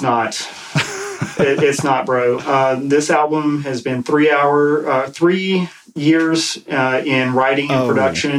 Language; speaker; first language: English; native; English